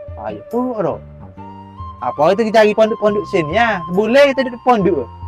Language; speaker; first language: Malay; native; Malay